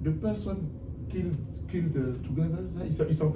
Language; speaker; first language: English; non-native, learner; French